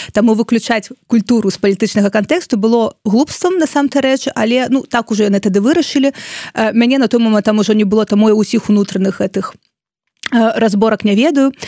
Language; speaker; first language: Belarusian; non-native, local second language; Russian